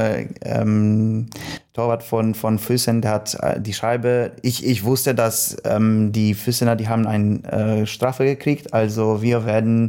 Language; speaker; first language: German; non-native, learner; Polish